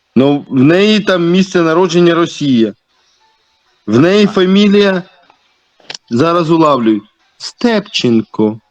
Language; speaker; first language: Ukrainian; native; Ukrainian